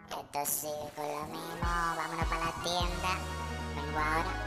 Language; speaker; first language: Spanish; native; Spanish